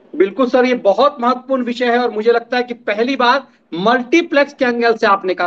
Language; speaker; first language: Hindi; native; Hindi